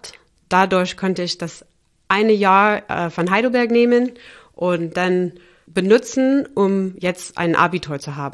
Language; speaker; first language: German; non-native, fluent; English